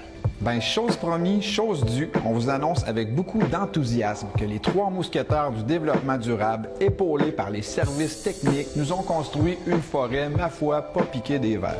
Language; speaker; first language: French; native; French